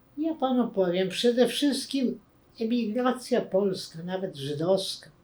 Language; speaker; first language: Polish; native; Polish